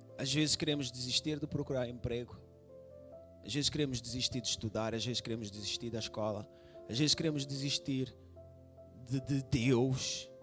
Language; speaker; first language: Portuguese; non-native, local second language; Kabuverdianu